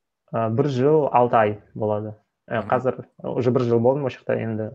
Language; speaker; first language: Kazakh; non-native, local second language; Russian